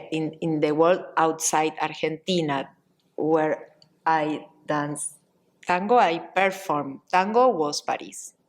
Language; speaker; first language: English; non-native, learner; Spanish